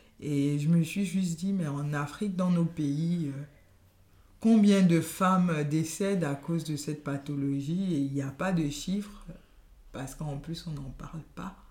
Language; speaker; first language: French; non-native, local second language; Yoruba